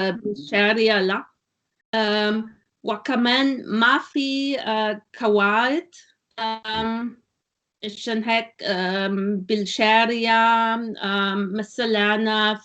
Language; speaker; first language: Arabic; non-native, learner; German